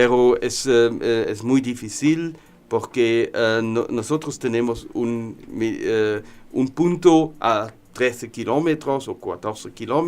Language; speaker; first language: Spanish; non-native, learner; German